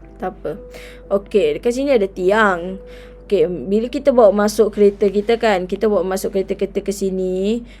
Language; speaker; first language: Malay; native; Malay